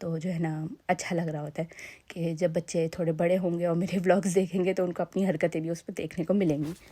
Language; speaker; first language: Urdu; native; Urdu